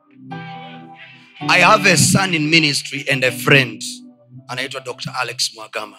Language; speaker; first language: English; non-native, local second language; Swahili